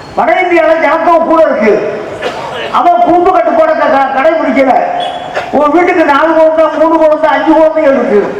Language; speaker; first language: Tamil; native; Tamil